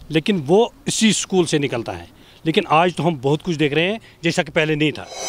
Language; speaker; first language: Hindi; non-native, local second language; Kashmiri